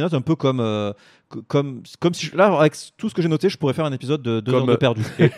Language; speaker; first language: French; native; French